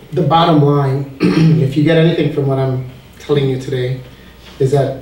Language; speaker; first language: English; early bilingual, other home language; Spanish